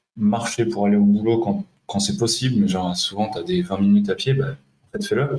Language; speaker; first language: French; native; French